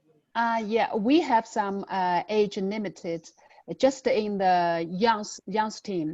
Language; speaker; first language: English; non-native, learner; Chinese